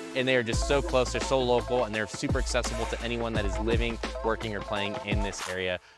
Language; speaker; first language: English; native; English